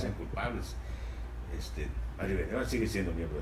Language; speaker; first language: Spanish; native; Spanish